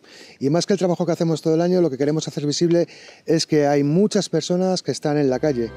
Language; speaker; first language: Spanish; native; Spanish